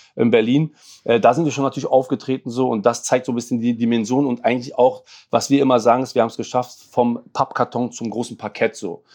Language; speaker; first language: German; early bilingual, other home language; Arabic